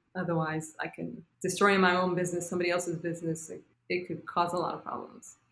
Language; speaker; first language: English; non-native, fluent; Hebrew